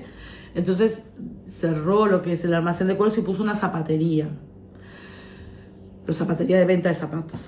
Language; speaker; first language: Spanish; native; Spanish